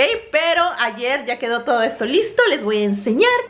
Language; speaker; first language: Spanish; native; Spanish